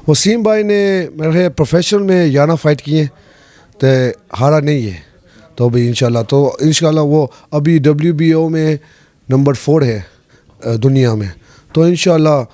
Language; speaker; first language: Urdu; early bilingual, heritage; Urdu